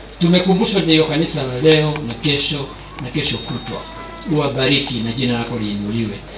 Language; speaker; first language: Swahili; non-native, local second language; Kamba